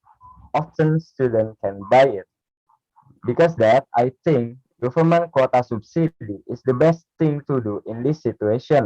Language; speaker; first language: English; non-native, learner; Indonesian